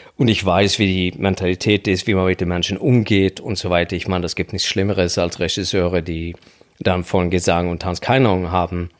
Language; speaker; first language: German; non-native, fluent; Swedish